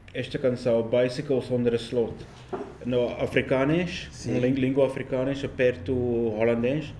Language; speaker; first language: Portuguese; non-native, learner; Afrikaans